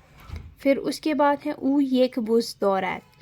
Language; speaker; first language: Persian; non-native, learner; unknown